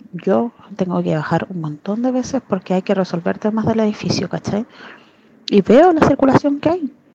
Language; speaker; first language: Spanish; native; Spanish